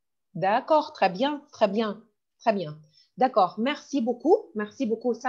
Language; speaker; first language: French; non-native, fluent; Arabic